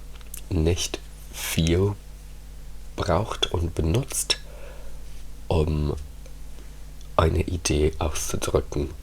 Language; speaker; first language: German; non-native, fluent; Italian